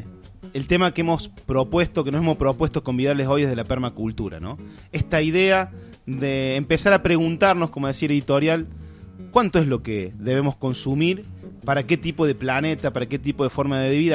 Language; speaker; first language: Spanish; native; Spanish